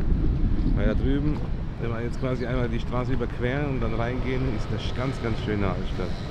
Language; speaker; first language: German; native; German